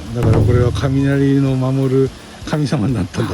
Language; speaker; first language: Japanese; native; Japanese